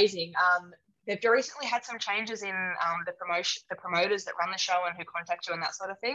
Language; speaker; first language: English; native; English